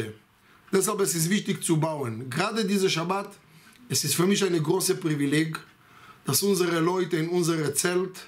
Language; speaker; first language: German; non-native, fluent; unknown